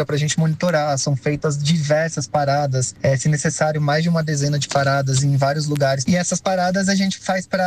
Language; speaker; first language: Portuguese; native; Portuguese